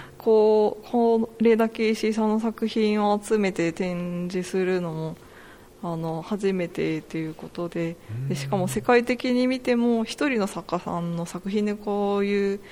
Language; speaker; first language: Japanese; native; Japanese